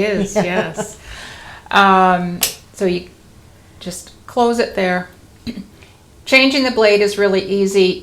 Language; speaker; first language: English; native; English